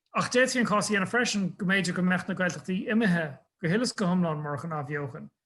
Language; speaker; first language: Irish; non-native, local second language; English